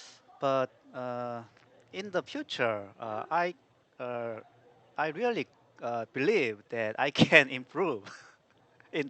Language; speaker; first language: English; non-native, learner; Korean